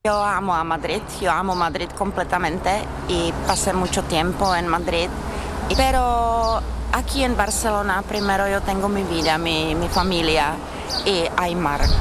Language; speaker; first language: Spanish; non-native, learner; Czech